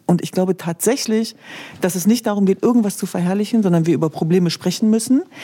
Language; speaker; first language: German; early bilingual, other home language; Kurdish